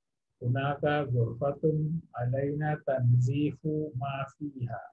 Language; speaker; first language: Arabic; non-native, fluent; Indonesian